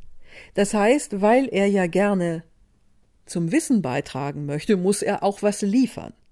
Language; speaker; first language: German; native; German